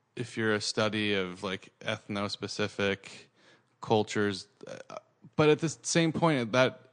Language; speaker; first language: English; early bilingual, other home language; Italian